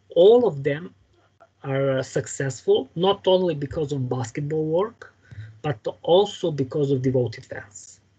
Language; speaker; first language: English; non-native, fluent; Serbian